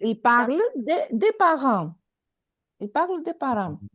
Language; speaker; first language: French; non-native, fluent; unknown